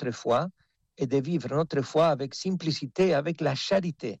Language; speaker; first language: French; non-native, fluent; Spanish